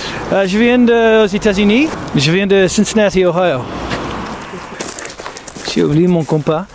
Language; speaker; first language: French; non-native, fluent; English